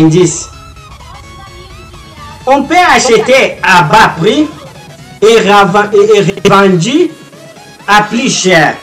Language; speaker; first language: French; non-native, learner; Portuguese